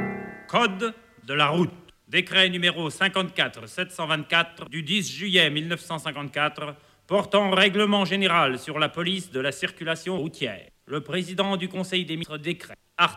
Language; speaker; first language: French; native; French